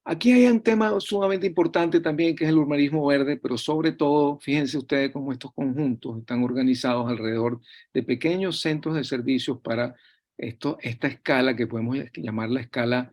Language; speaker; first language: Spanish; native; Spanish